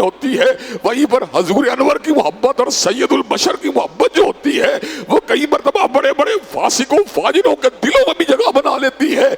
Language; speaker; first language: Urdu; native; Urdu